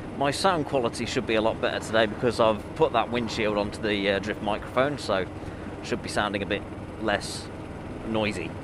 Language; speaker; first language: English; native; English